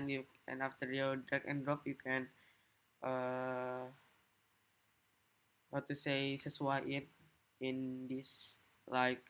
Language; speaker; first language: English; non-native, learner; Indonesian